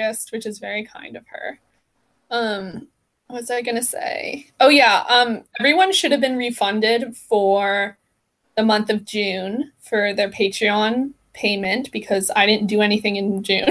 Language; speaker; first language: English; native; English